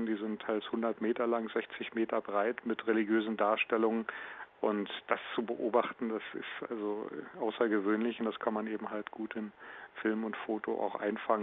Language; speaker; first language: German; native; German